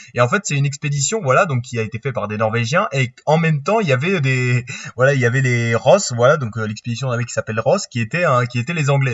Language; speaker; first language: French; native; French